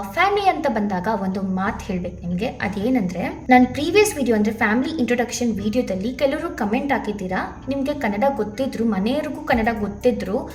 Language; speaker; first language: Kannada; non-native, local second language; Telugu